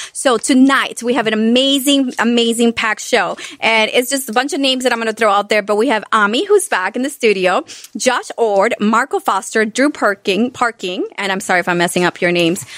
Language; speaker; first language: English; non-native, fluent; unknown